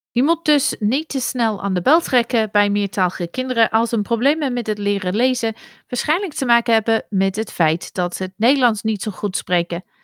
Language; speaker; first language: Dutch; non-native, fluent; English